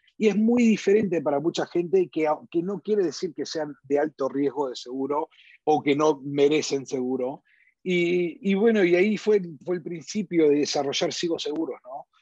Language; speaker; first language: Spanish; early bilingual, heritage; Spanish